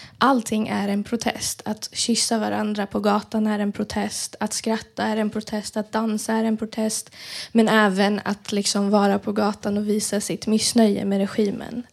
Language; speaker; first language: Swedish; early bilingual, other home language; Persian